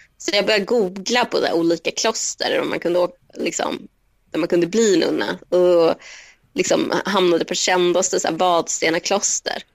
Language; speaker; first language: Swedish; early bilingual, other home language; Spanish